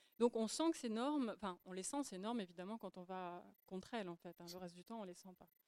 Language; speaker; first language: French; native; French